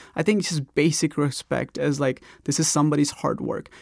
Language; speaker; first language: English; non-native, local second language; Telugu